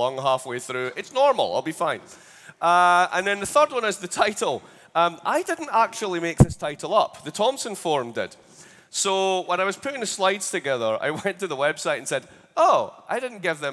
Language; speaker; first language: English; native; English